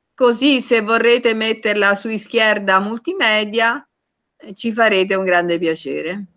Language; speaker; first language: Italian; native; Italian